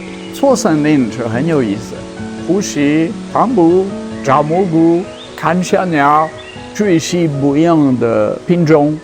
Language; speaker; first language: Chinese; non-native, fluent; French